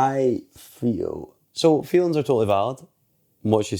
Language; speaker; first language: English; native; English